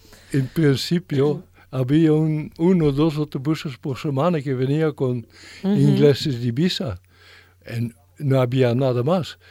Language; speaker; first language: Spanish; non-native, fluent; French